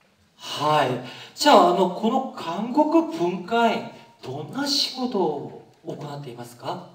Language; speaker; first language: Japanese; non-native, fluent; Korean